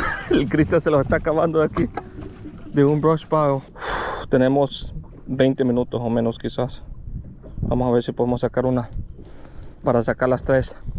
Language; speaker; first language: Spanish; early bilingual, heritage; Spanish